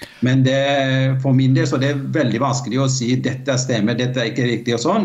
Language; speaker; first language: Norwegian; non-native, fluent; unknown